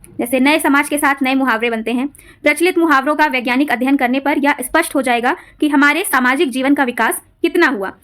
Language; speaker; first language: Hindi; native; Hindi